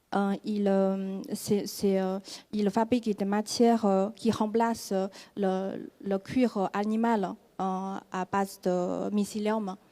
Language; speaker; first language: French; non-native, fluent; Chinese